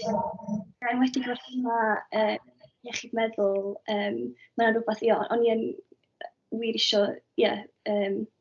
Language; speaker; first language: Welsh; native; Welsh